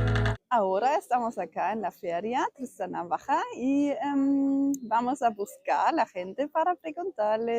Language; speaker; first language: Spanish; non-native, learner; German